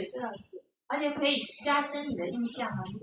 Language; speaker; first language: Chinese; native; Chinese